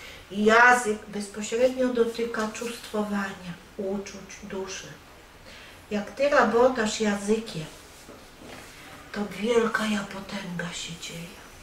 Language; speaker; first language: Polish; non-native, learner; Russian